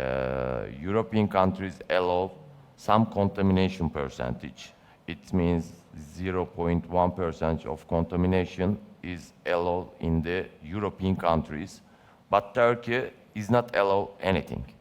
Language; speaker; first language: English; non-native, learner; Turkish